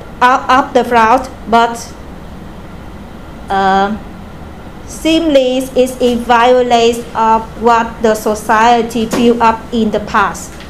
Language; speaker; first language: English; non-native, learner; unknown